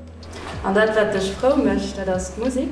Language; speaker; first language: German; non-native, local second language; Luxembourgish